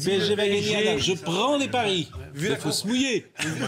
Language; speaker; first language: French; native; French